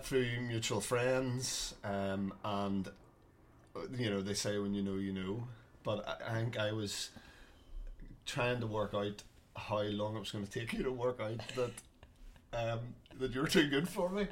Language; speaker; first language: English; native; English